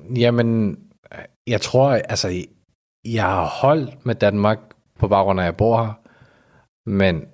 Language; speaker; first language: Danish; early bilingual, other home language; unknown